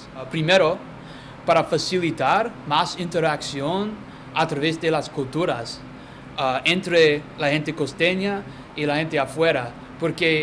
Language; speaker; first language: Spanish; non-native, fluent; English